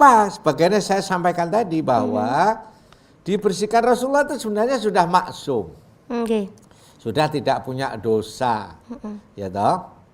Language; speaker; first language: Indonesian; non-native, local second language; Javanese